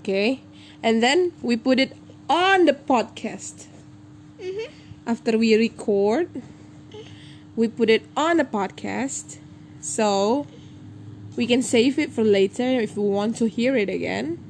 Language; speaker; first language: English; non-native, local second language; Indonesian